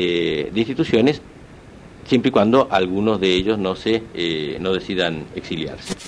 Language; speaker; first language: Spanish; native; Spanish